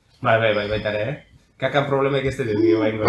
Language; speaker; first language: Basque; native; Basque